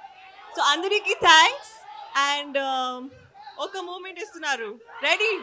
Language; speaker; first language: Telugu; non-native, learner; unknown